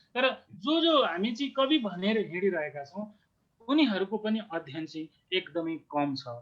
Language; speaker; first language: Nepali; native; Nepali